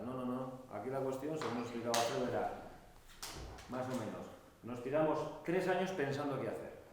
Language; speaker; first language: Spanish; native; Spanish